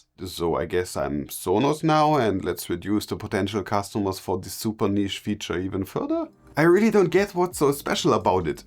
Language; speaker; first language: English; non-native, fluent; German